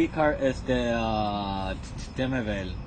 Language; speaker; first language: Spanish; non-native, fluent; English